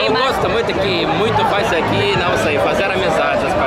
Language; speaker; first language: Portuguese; non-native, learner; Russian